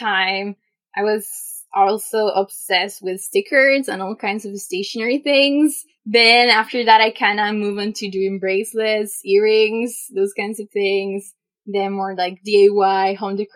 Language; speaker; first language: English; non-native, fluent; Spanish